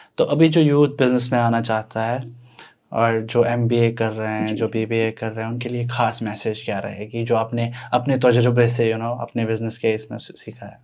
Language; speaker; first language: Hindi; native; Hindi